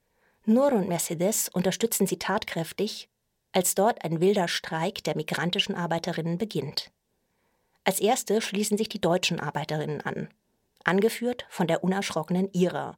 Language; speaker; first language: German; native; German